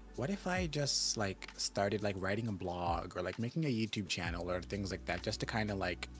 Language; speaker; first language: English; native; English